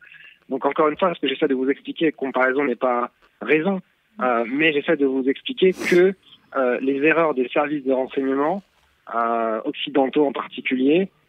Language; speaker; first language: French; native; French